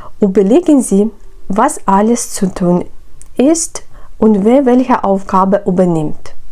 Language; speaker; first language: German; non-native, fluent; Ukrainian